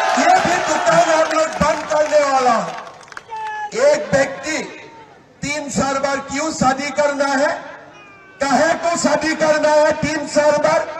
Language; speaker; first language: Hindi; non-native, local second language; Assamese